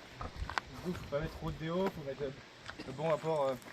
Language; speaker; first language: French; native; French